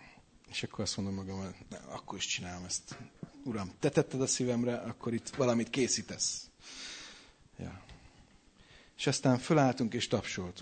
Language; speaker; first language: Hungarian; native; Hungarian